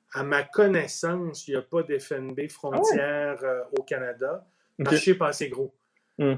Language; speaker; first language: French; native; French